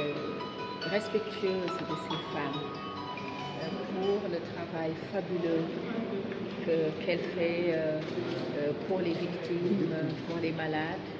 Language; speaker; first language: French; non-native, local second language; Wolof